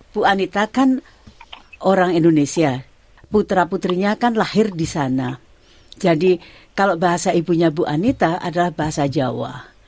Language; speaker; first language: Indonesian; non-native, local second language; Javanese